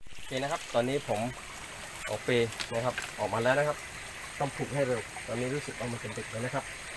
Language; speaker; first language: Thai; non-native, local second language; Pattani Malay